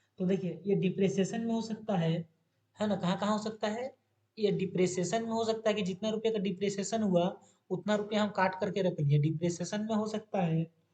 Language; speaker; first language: Hindi; native; Hindi